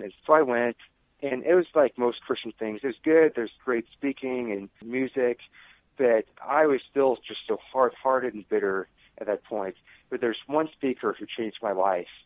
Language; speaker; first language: English; native; English